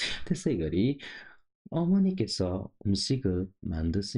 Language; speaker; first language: Korean; non-native, local second language; Nepali